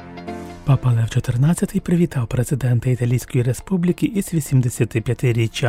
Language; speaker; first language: Ukrainian; native; Ukrainian